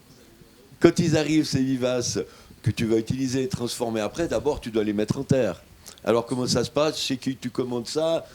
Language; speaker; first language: French; native; French